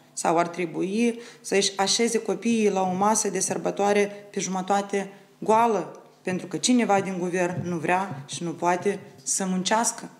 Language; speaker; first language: Romanian; native; Romanian